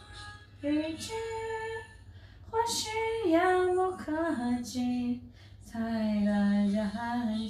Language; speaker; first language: Chinese; native; Chinese